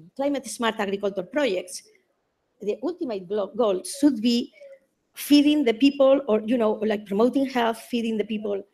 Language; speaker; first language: English; non-native, fluent; Spanish